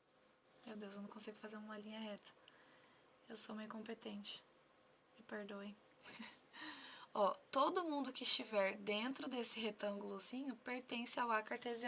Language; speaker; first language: Portuguese; native; Portuguese